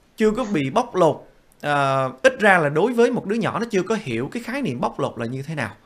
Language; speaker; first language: Vietnamese; early bilingual, other home language; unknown